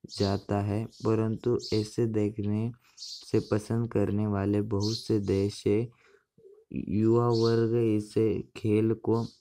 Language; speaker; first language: Hindi; non-native, local second language; Marathi